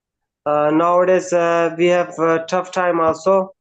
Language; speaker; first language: English; non-native, learner; Persian